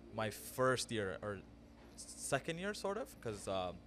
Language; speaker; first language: English; early bilingual, other home language; Amharic